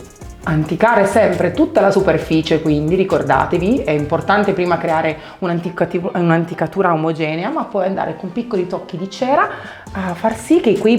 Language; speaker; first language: Italian; native; Italian